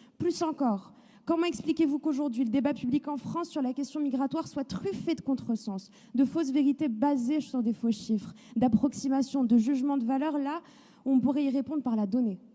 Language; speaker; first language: French; non-native, local second language; Arabic